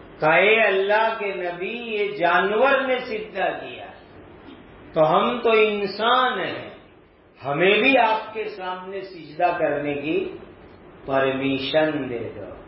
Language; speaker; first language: Urdu; non-native, local second language; Gujarati